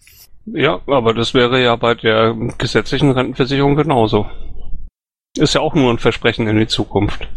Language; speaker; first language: German; native; German